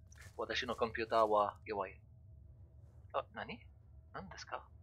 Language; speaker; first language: Japanese; non-native, learner; French